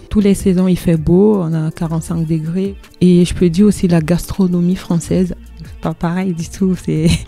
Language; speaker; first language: French; non-native, local second language; Dyula